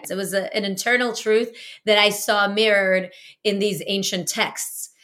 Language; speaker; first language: English; early bilingual, other home language; Russian